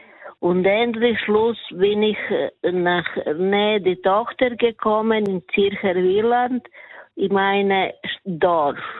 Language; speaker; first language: German; non-native, learner; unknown